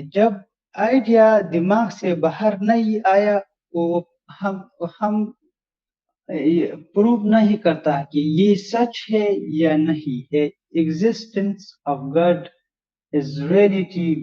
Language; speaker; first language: Hindi; non-native, learner; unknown